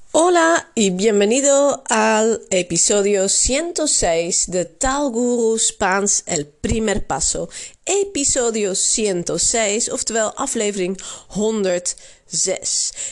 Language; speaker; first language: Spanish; non-native, learner; Dutch